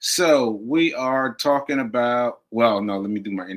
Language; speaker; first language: English; native; English